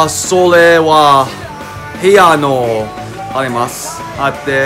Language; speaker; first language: Japanese; non-native, learner; English